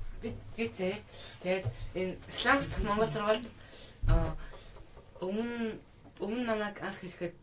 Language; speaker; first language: Mongolian; early bilingual, heritage; Mongolian